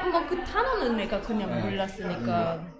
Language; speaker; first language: Korean; non-native, learner; German